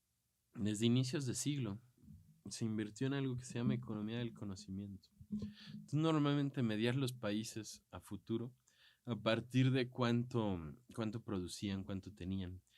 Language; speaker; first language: Spanish; native; Spanish